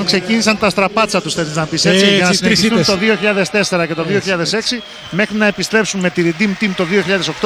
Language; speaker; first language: Greek; native; Greek